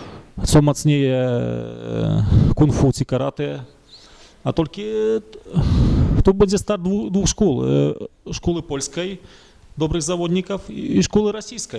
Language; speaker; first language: Polish; non-native, fluent; Russian